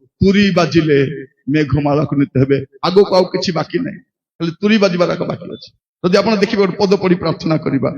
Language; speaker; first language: Odia; non-native, local second language; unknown